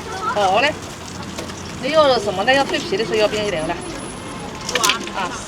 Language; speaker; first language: Chinese; native; Chinese